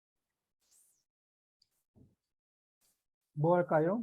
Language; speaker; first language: Korean; native; Korean